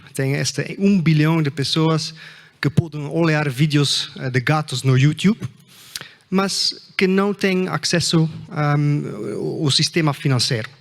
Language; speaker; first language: Portuguese; non-native, fluent; Dutch